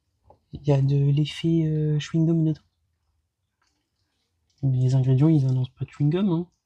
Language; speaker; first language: French; native; French